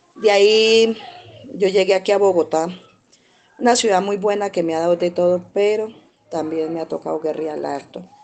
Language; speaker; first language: Spanish; native; Spanish